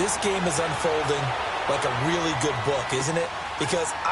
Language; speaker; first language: English; native; English